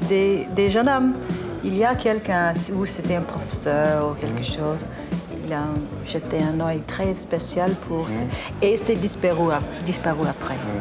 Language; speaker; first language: French; non-native, learner; English